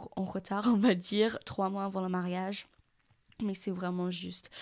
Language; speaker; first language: French; non-native, fluent; English